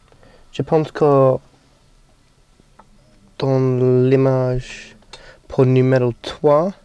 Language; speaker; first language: French; non-native, learner; English